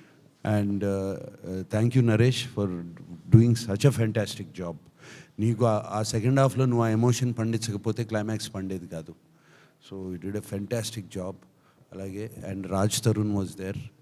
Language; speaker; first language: Telugu; native; Telugu